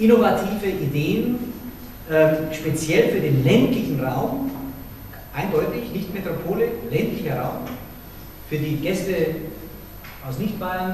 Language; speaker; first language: German; native; German